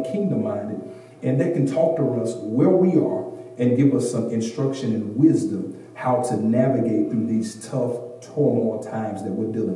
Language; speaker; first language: English; native; English